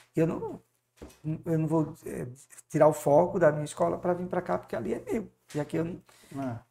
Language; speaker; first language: Portuguese; native; Portuguese